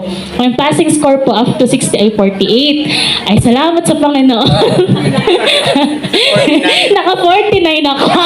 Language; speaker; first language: Filipino; native; Filipino